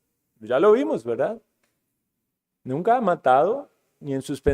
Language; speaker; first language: Spanish; native; Spanish